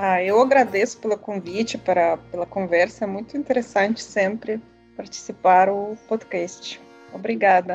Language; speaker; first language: Portuguese; non-native, learner; Russian